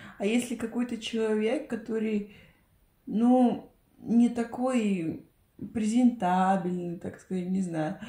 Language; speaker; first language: Russian; non-native, fluent; Spanish